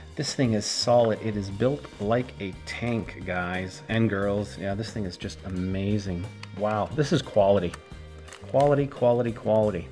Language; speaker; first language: English; native; English